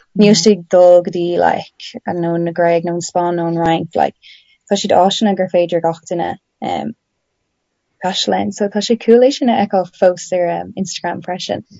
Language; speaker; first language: Irish; non-native, local second language; English